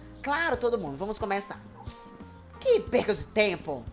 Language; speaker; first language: Portuguese; native; Portuguese